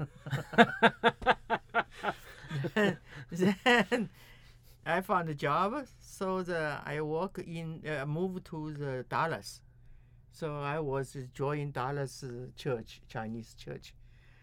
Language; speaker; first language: English; non-native, learner; Chinese